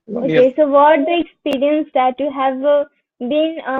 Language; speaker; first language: English; non-native, learner; Hindi